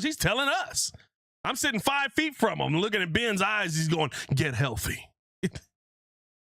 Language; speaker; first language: English; native; English